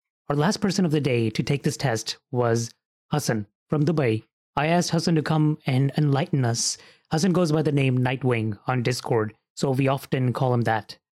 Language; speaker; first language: English; early bilingual, other home language; Punjabi